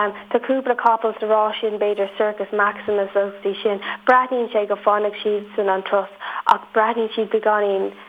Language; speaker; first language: Irish; non-native, local second language; English